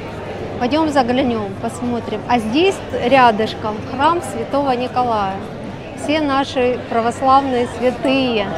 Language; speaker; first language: Russian; native; Russian